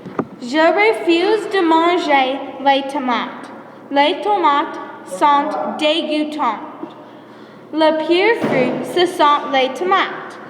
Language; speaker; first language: French; non-native, learner; English